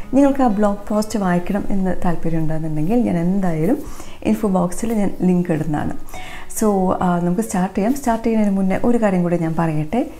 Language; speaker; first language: Malayalam; early bilingual, heritage; Malayalam